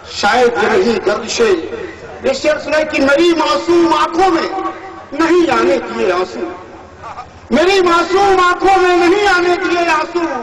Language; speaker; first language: Urdu; native; Urdu